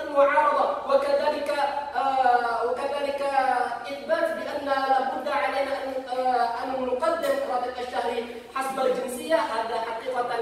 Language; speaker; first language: Arabic; non-native, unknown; Indonesian